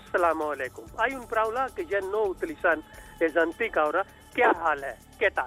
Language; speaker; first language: Catalan; non-native, learner; Urdu